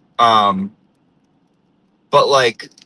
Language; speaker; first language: English; native; English